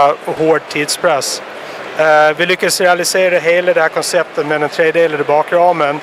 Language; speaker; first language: Swedish; native; Swedish